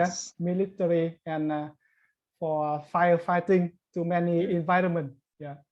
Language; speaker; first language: English; non-native, learner; Vietnamese